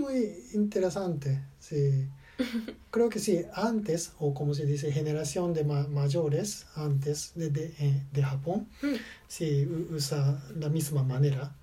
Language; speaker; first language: Spanish; non-native, learner; Japanese